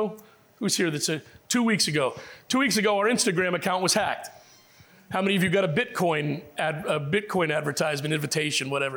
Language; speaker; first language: English; native; English